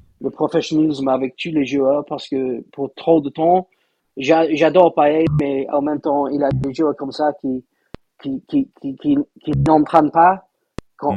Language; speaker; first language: French; non-native, fluent; English